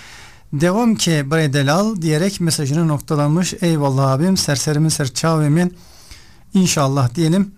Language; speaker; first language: Turkish; native; Turkish